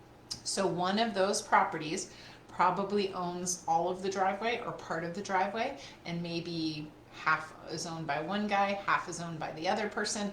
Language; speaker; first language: English; native; English